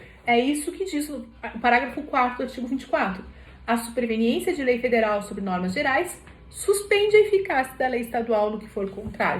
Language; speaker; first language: Portuguese; native; Portuguese